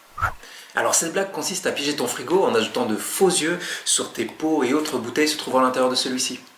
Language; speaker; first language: French; native; French